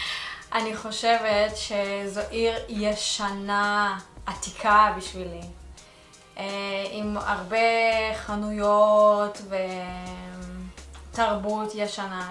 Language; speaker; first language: Hebrew; early bilingual, other home language; Russian